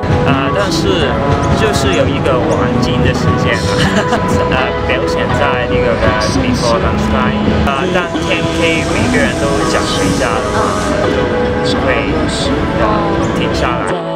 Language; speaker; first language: Chinese; non-native, local second language; Cantonese